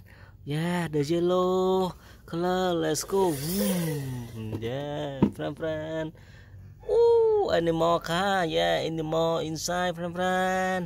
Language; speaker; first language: English; non-native, learner; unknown